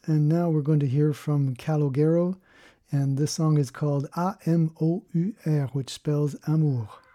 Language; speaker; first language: English; native; English